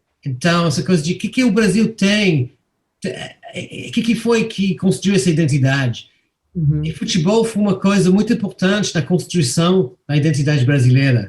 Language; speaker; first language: Portuguese; non-native, fluent; English